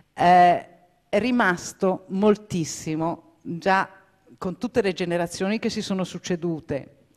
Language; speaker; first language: Italian; non-native, fluent; English